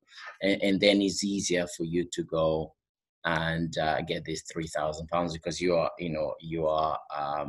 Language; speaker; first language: English; non-native, fluent; Portuguese